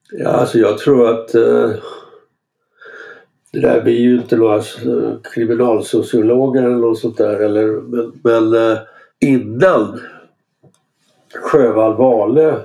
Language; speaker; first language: Swedish; native; Swedish